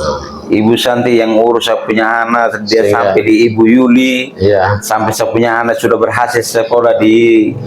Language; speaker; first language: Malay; non-native, local second language; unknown